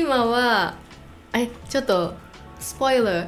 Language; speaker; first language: Japanese; non-native, fluent; English